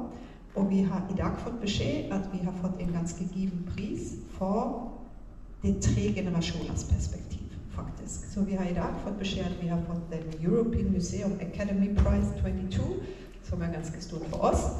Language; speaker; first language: Norwegian; non-native, fluent; German